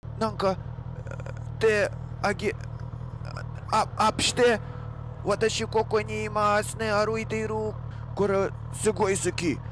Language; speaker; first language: Japanese; non-native, learner; Russian